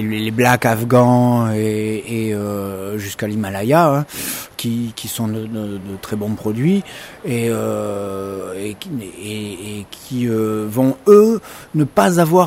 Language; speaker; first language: French; native; French